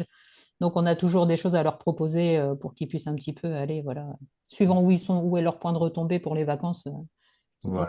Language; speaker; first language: French; native; French